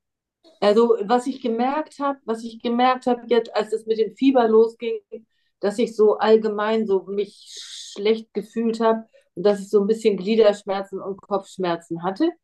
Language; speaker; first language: German; native; German